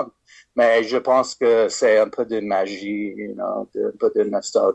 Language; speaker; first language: French; non-native, fluent; English